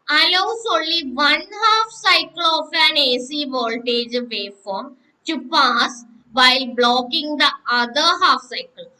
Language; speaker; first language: English; non-native, local second language; Malayalam